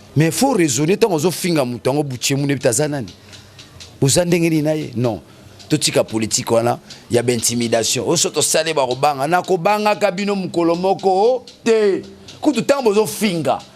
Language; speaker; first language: Lingala; non-native, local second language; Kongo